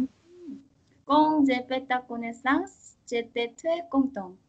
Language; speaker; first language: French; non-native, learner; Korean